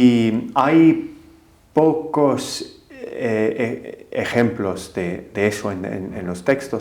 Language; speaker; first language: Spanish; non-native, fluent; English